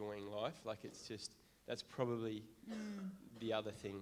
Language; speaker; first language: English; native; English